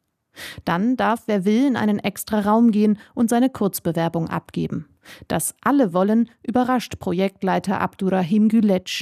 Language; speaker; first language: German; native; German